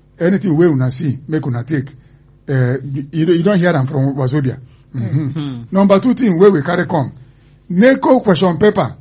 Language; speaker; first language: Nigerian Pidgin; non-native, local second language; Igbo